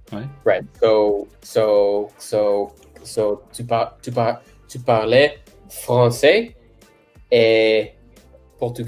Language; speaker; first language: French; non-native, learner; English